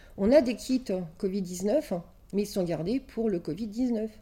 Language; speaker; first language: French; native; French